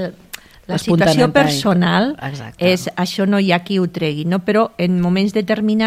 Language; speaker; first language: Catalan; native; Catalan